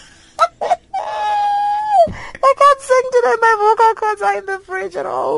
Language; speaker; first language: English; non-native, local second language; Northern Sotho